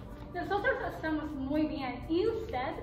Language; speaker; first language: Spanish; non-native, learner; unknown